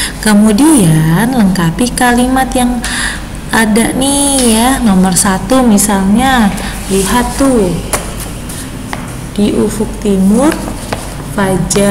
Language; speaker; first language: Indonesian; native; Indonesian